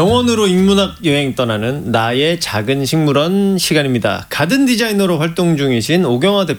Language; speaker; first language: Korean; native; Korean